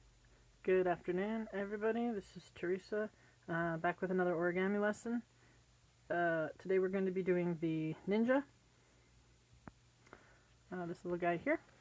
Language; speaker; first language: English; native; English